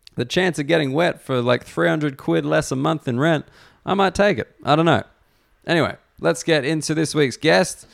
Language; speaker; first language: English; native; English